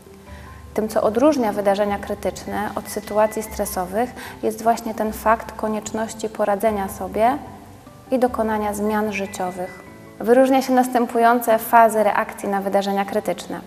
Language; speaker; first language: Polish; native; Polish